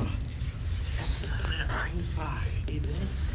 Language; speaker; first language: German; non-native, learner; English